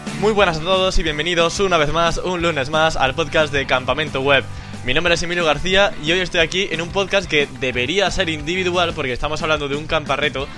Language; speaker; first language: Spanish; native; Spanish